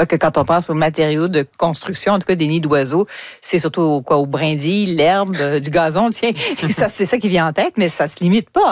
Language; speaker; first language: French; native; French